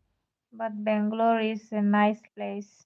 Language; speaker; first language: English; non-native, learner; Kok Borok